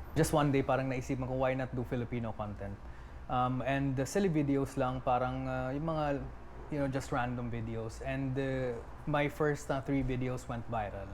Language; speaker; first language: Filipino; non-native, local second language; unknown